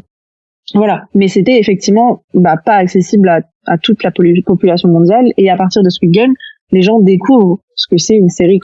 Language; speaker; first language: French; native; French